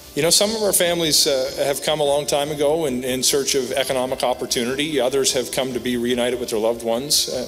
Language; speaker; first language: English; native; English